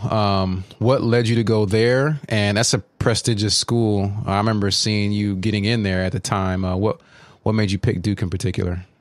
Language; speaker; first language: English; native; English